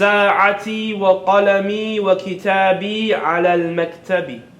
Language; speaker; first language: Arabic; non-native, fluent; English